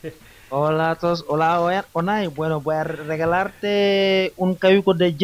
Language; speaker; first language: Spanish; non-native, fluent; Wolof